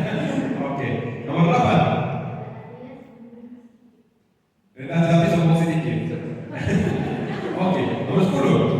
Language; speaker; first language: Indonesian; non-native, fluent; Korean